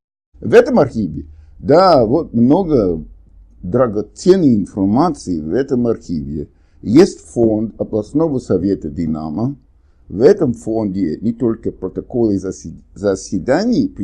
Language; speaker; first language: Russian; non-native, fluent; English